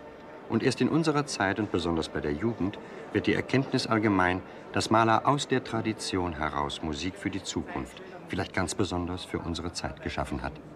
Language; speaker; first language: German; native; German